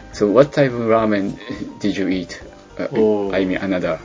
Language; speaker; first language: English; non-native, learner; Japanese